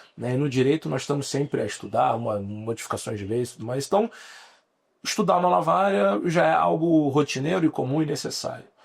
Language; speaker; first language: Portuguese; native; Portuguese